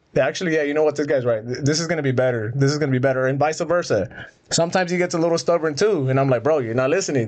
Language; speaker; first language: English; early bilingual, other home language; Spanish